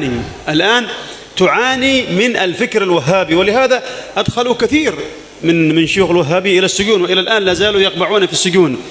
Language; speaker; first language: Arabic; native; Arabic